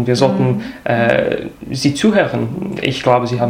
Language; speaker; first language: German; non-native, fluent; English